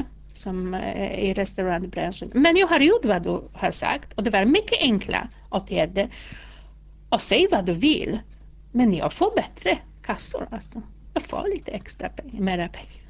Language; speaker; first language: Swedish; non-native, fluent; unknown